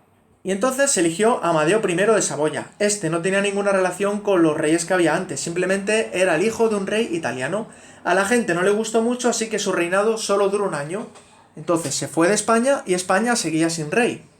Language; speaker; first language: Spanish; native; Spanish